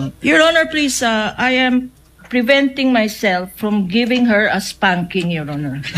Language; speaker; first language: English; non-native, local second language; Filipino